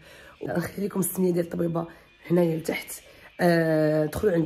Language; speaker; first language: Arabic; native; Arabic